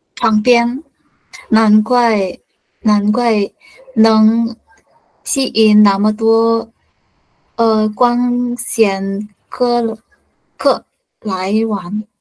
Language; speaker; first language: Chinese; non-native, learner; Indonesian